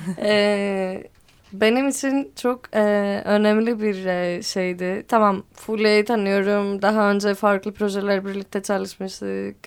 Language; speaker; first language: Turkish; non-native, fluent; Greek